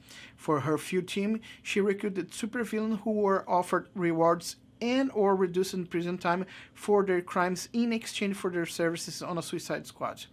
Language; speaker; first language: English; non-native, fluent; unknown